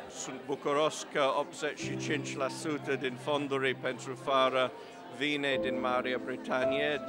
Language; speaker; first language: Romanian; non-native, learner; English